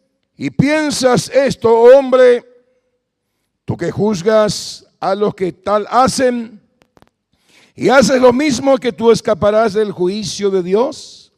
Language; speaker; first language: Spanish; native; Spanish